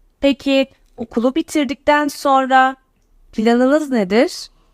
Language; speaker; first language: Turkish; native; Turkish